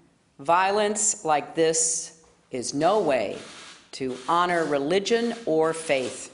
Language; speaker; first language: English; native; English